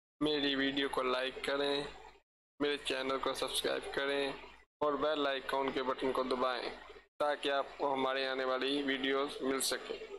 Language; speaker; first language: Urdu; native; Urdu